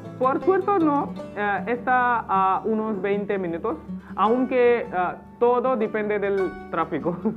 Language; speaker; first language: Spanish; non-native, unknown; Hindi